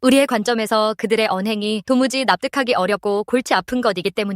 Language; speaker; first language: Korean; native; Korean